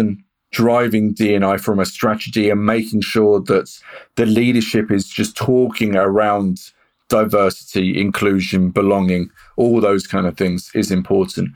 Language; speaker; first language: English; native; English